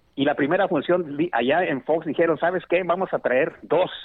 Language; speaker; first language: Spanish; native; Spanish